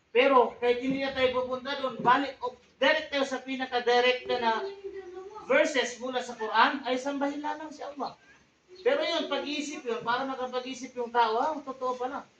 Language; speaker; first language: Filipino; non-native, local second language; Tausug